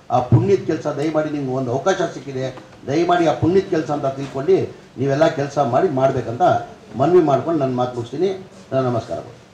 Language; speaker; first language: Kannada; non-native, local second language; Urdu